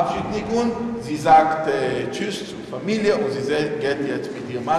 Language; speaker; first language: German; non-native, fluent; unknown